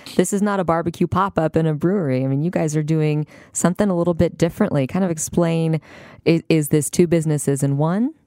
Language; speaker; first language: English; native; English